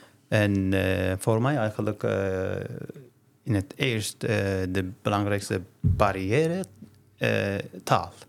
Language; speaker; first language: Dutch; non-native, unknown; Turkish